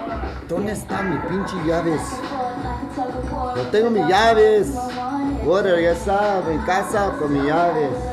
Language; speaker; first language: Spanish; early bilingual, heritage; Spanish